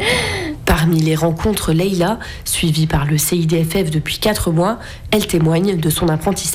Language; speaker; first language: French; native; French